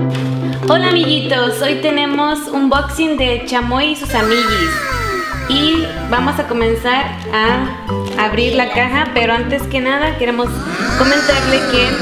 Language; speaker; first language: Spanish; native; Spanish